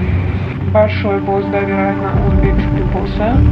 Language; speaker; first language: Russian; non-native, learner; Uzbek